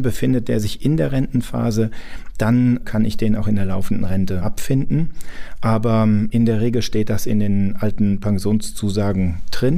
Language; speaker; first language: German; native; German